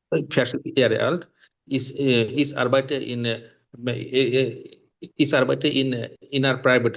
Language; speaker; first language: German; non-native, learner; Bangla